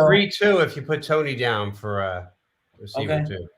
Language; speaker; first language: English; native; English